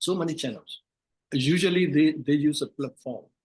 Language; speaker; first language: English; non-native, fluent; Burmese